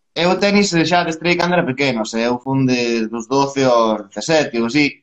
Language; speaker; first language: Galician; native; Galician